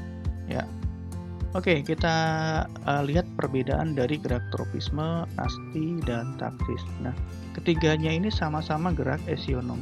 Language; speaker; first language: Indonesian; native; Indonesian